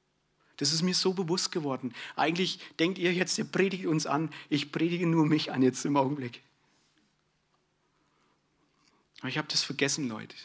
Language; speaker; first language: German; native; German